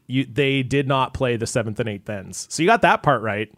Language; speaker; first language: English; native; English